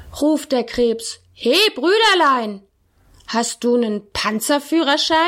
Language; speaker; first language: German; native; German